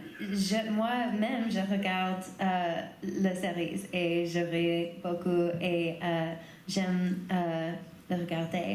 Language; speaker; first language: French; non-native, learner; English